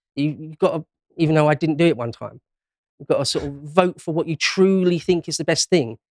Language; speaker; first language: English; native; English